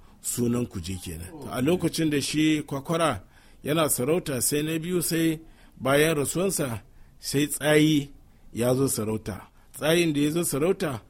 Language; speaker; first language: Hausa; non-native, local second language; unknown